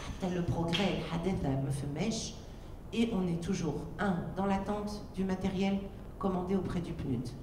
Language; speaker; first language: French; native; French